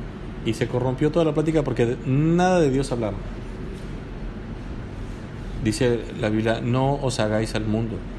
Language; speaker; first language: Spanish; native; Spanish